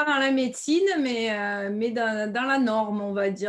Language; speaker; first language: French; native; French